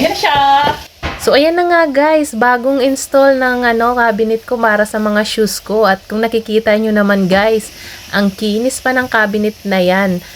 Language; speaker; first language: Filipino; native; Filipino